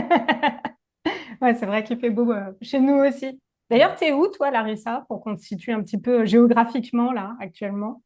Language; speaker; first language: French; native; French